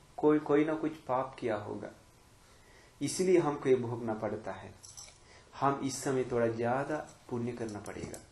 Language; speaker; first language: Hindi; non-native, fluent; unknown